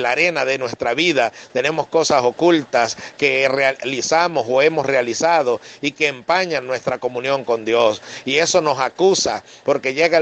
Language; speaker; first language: Spanish; native; Spanish